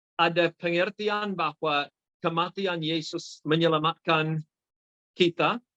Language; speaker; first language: Indonesian; non-native, fluent; English